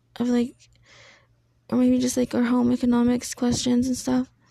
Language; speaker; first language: English; early bilingual, other home language; Spanish